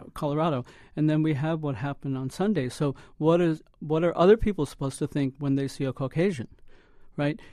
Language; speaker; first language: English; native; English